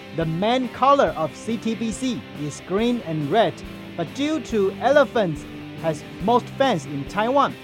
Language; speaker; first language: English; non-native, fluent; Chinese